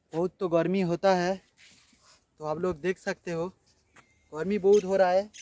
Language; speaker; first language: Hindi; non-native, local second language; Bangla